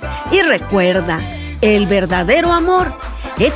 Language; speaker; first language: Spanish; native; Spanish